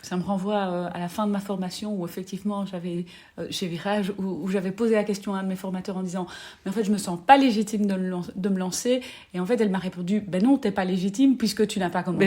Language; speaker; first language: French; native; French